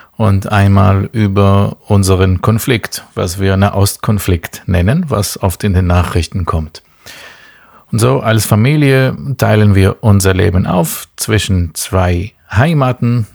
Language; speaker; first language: German; non-native, local second language; Hebrew